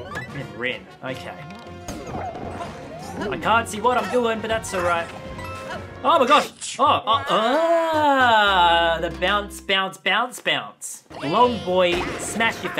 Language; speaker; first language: English; native; English